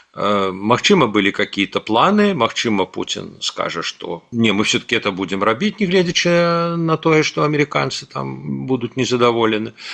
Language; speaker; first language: Belarusian; non-native, local second language; Russian